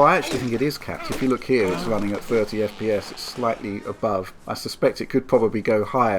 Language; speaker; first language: English; native; English